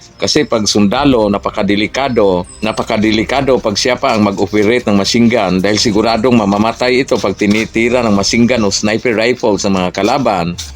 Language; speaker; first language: Filipino; non-native, local second language; Cebuano